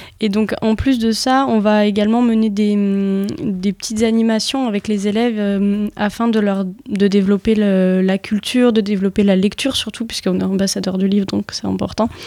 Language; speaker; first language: French; native; French